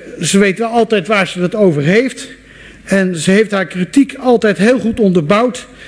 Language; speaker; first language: Dutch; native; Dutch